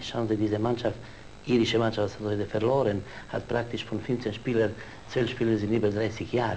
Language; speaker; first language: German; non-native, fluent; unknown